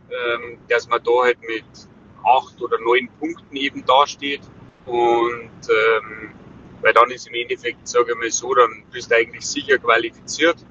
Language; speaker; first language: German; native; German